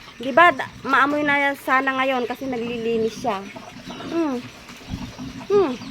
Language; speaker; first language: Filipino; native; Filipino